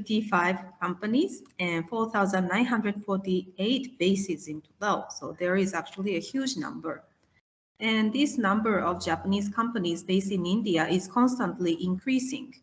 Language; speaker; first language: English; non-native, fluent; Japanese